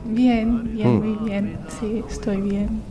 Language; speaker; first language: Spanish; non-native, learner; Somali